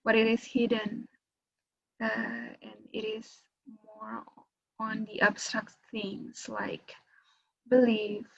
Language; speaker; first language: English; non-native, fluent; Indonesian